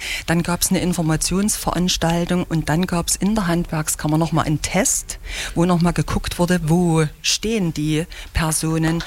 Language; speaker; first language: German; native; German